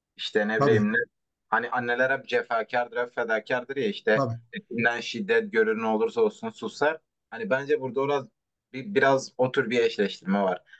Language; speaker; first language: Turkish; non-native, local second language; Kurdish